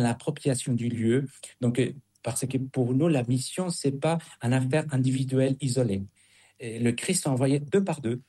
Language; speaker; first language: French; non-native, fluent; Spanish